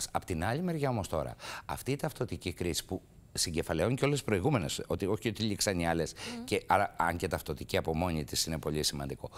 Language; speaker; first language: Greek; native; Greek